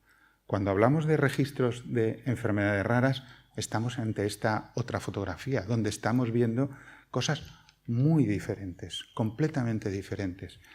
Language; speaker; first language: Spanish; native; Spanish